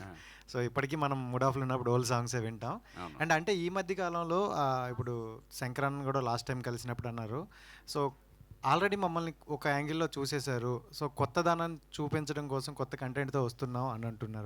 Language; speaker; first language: Telugu; native; Telugu